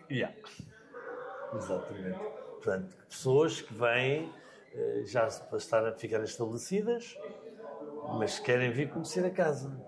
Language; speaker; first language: Portuguese; native; Portuguese